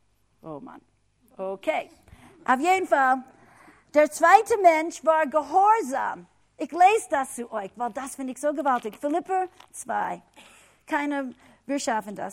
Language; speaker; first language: German; non-native, fluent; English